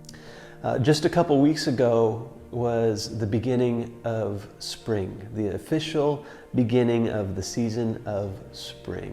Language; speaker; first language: English; native; English